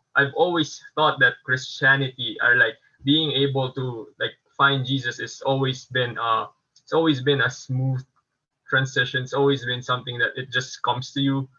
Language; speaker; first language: English; non-native, local second language; Filipino